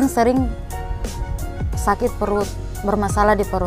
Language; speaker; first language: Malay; non-native, local second language; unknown